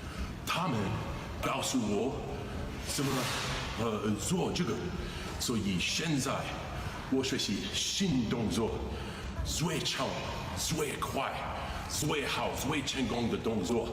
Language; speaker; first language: Chinese; non-native, learner; English